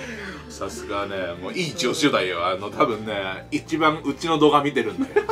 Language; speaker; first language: Japanese; native; Japanese